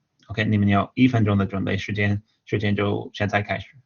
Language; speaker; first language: Chinese; non-native, fluent; English